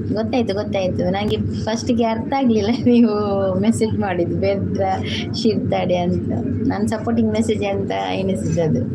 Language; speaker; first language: Kannada; non-native, local second language; Tulu